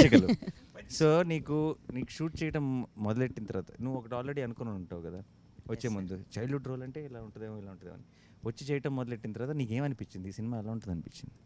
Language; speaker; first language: Telugu; native; Telugu